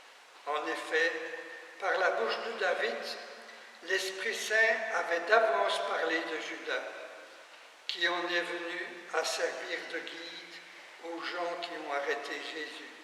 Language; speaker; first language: French; native; French